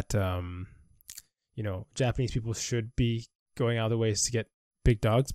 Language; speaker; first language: English; native; English